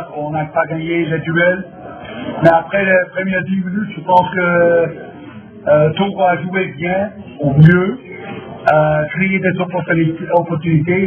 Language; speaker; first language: French; non-native, fluent; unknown